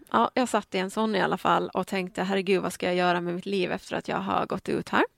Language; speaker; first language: Swedish; native; Swedish